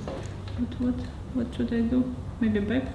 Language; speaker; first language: English; non-native, learner; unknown